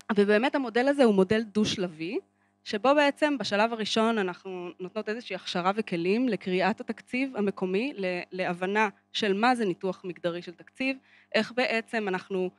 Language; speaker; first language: Hebrew; native; Hebrew